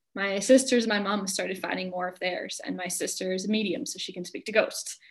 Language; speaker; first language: English; native; English